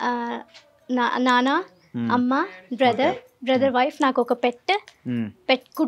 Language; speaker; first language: Telugu; non-native, learner; Malayalam